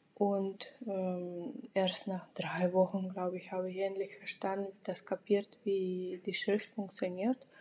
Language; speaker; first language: German; non-native, fluent; Russian